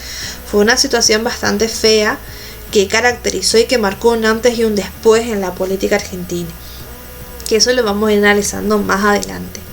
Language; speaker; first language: Spanish; native; Spanish